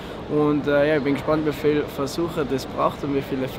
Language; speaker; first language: German; native; German